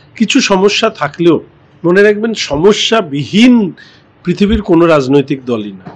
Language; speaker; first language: Bangla; native; Bangla